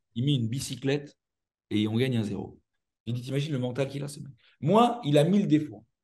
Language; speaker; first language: French; native; French